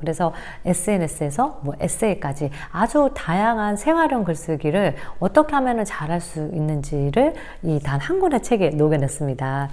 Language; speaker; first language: Korean; native; Korean